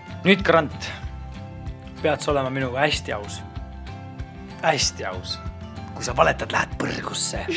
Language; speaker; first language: Estonian; native; Estonian